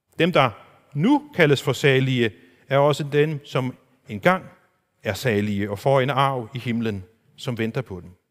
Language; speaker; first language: Danish; non-native, local second language; Faroese